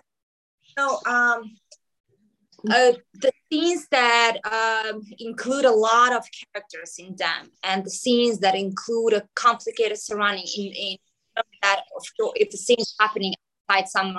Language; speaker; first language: English; non-native, fluent; Macedonian